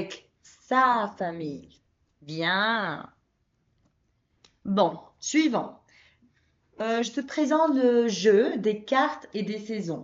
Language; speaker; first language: French; non-native, fluent; Spanish